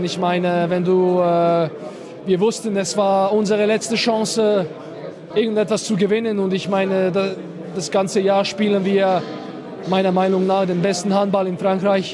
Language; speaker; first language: German; non-native, fluent; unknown